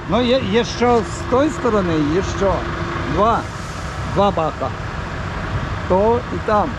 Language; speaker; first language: Russian; non-native, local second language; Ukrainian